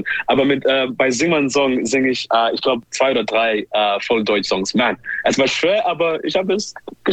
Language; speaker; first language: German; non-native, learner; English